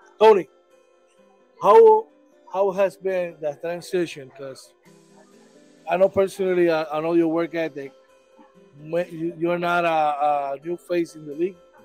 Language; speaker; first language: English; non-native, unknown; Spanish